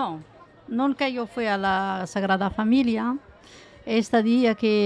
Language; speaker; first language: Spanish; non-native, learner; Arabic